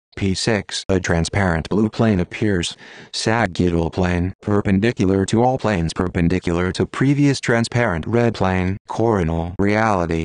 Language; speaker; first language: English; non-native, fluent; Greek